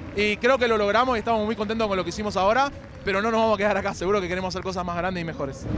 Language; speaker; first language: Spanish; native; Spanish